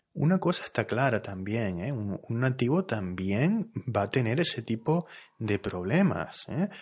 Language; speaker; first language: Spanish; native; Spanish